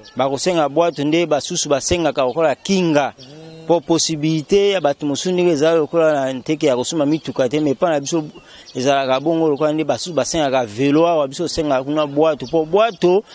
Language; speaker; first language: Lingala; non-native, local second language; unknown